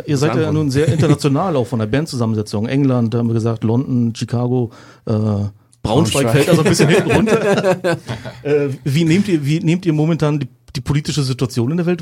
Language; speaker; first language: German; native; German